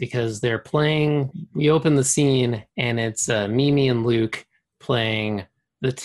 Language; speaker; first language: English; native; English